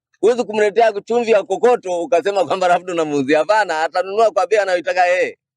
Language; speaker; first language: Swahili; non-native, local second language; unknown